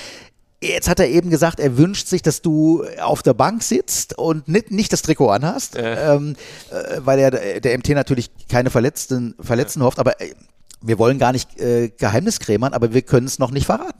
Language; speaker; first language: German; native; German